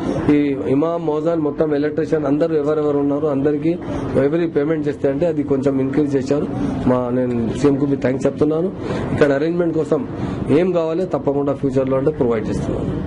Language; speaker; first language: Telugu; non-native, local second language; Urdu